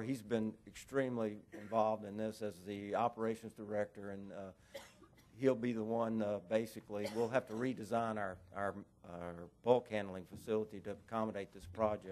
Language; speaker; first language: English; native; English